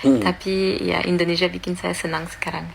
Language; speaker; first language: Indonesian; non-native, fluent; French